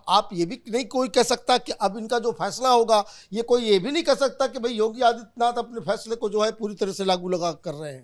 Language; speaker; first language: Hindi; native; Hindi